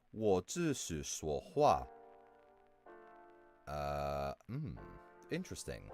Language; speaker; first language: Chinese; non-native, learner; English